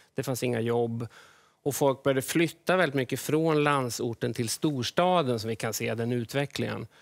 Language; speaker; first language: Swedish; native; Swedish